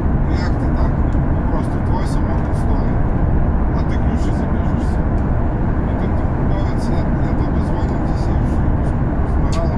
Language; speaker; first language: Polish; non-native, learner; Russian